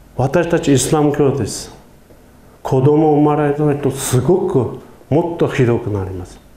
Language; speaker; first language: Japanese; non-native, fluent; Chinese